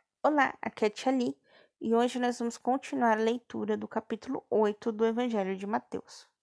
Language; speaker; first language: Portuguese; native; Portuguese